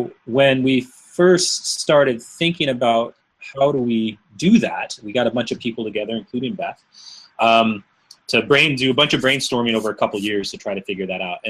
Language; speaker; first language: English; native; English